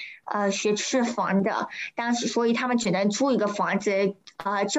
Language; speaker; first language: Chinese; early bilingual, heritage; Chinese